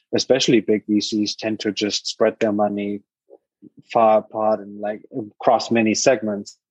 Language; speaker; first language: English; non-native, fluent; German